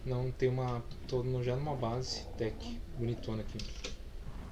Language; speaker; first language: Portuguese; native; Portuguese